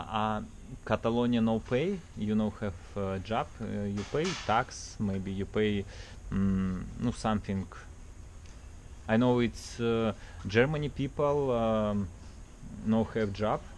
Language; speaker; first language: English; non-native, learner; Russian